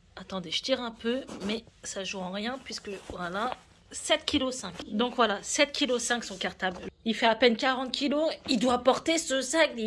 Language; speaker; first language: French; native; French